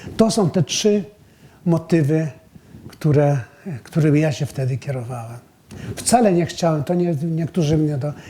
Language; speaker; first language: Polish; native; Polish